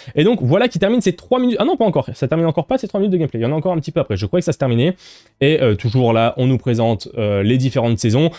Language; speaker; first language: French; native; French